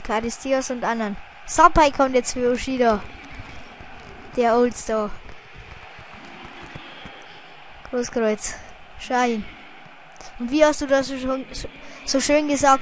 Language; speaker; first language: German; native; German